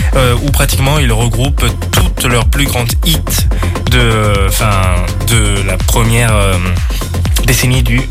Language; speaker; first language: French; non-native, fluent; Portuguese